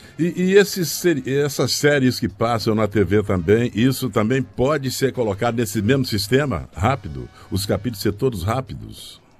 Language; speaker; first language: Portuguese; native; Portuguese